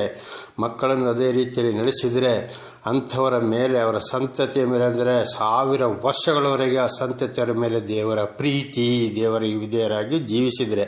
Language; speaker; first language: Kannada; native; Kannada